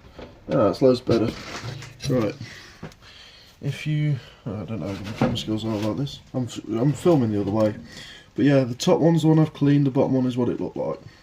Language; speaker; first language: English; native; English